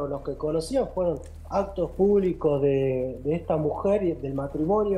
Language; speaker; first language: Spanish; native; Spanish